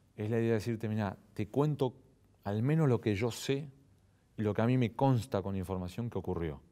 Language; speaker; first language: Spanish; native; Spanish